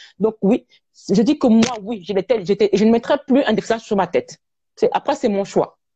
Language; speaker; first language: French; native; French